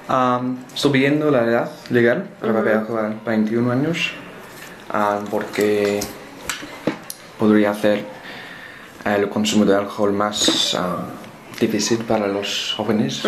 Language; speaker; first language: Spanish; non-native, learner; English